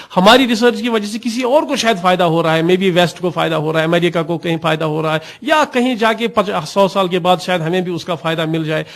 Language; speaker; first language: Urdu; non-native, local second language; Kashmiri